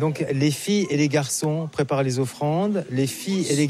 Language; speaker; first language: French; native; French